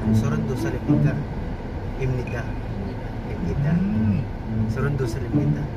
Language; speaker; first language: Korean; non-native, learner; Filipino